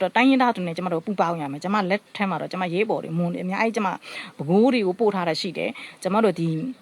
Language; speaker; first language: Burmese; non-native, local second language; Mon